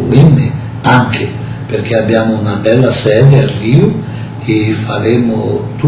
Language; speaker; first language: Italian; non-native, fluent; Portuguese